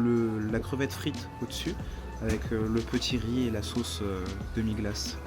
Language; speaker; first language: French; native; French